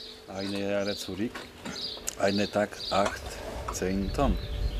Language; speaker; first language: German; non-native, learner; Polish